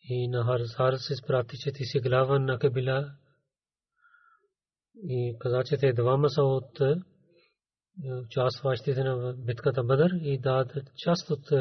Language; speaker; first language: Bulgarian; non-native, learner; Urdu